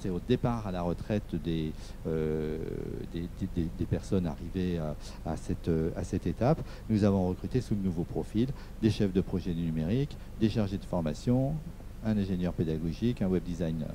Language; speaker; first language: French; native; French